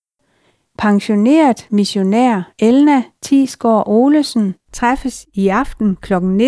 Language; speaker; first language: Danish; native; Danish